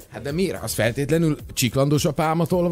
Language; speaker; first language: Hungarian; native; Hungarian